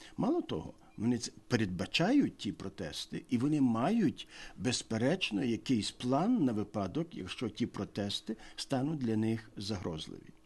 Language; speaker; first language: Ukrainian; native; Ukrainian